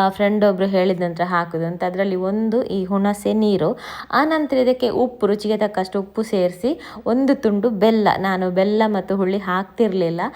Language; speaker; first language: Kannada; native; Kannada